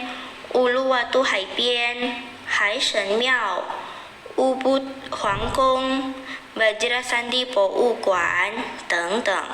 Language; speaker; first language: Chinese; non-native, fluent; Indonesian